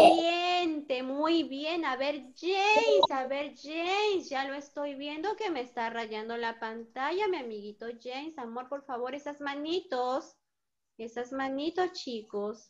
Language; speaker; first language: Spanish; native; Spanish